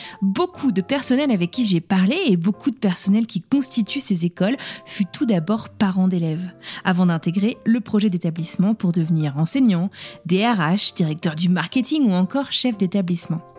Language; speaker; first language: French; native; French